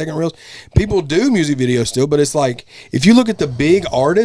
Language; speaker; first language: English; native; English